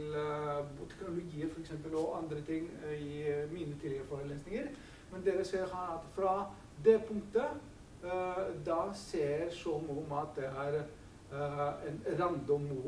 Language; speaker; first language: Norwegian; non-native, fluent; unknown